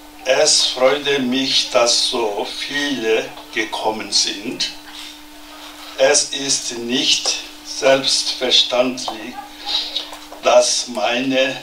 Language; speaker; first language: German; non-native, learner; Tibetan